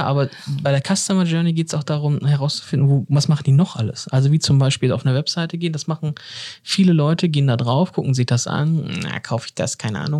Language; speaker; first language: German; native; German